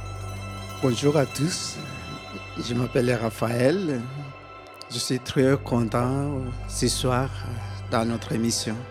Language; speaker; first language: French; non-native, learner; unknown